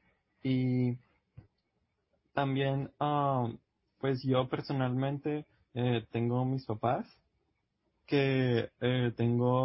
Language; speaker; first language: Spanish; early bilingual, heritage; Spanish